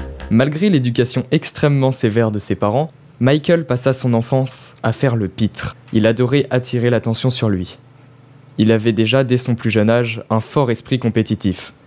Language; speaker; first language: French; native; French